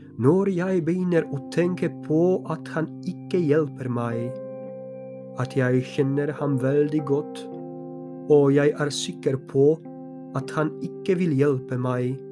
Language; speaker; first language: Norwegian; non-native, fluent; Polish